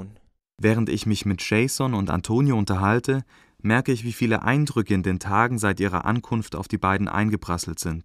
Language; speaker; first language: German; native; German